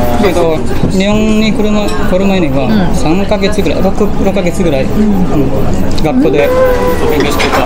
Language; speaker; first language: Japanese; non-native, learner; Indonesian